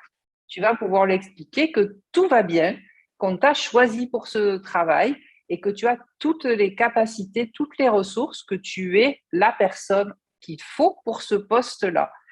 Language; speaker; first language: French; native; French